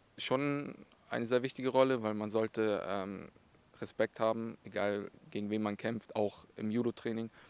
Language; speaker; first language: German; early bilingual, other home language; Russian